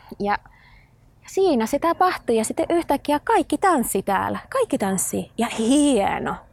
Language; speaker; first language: Finnish; non-native, fluent; Spanish